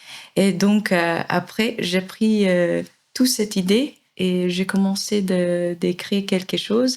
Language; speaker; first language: French; non-native, fluent; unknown